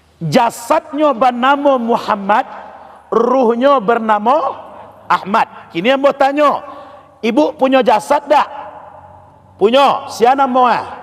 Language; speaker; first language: Malay; non-native, local second language; Minangkabau